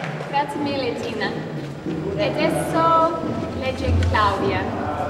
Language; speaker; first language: Italian; non-native, fluent; English